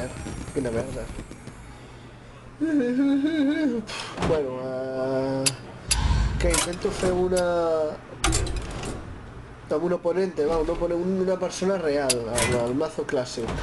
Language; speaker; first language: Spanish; non-native, local second language; Catalan